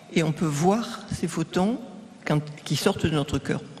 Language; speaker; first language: French; native; French